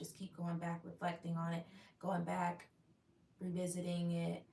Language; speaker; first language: English; native; English